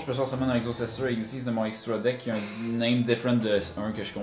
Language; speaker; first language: French; native; French